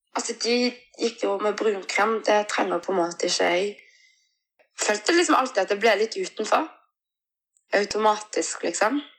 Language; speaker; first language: Norwegian; early bilingual, other home language; Portuguese